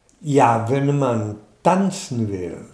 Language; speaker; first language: German; non-native, learner; Czech